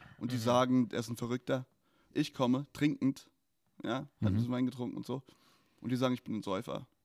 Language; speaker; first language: German; native; German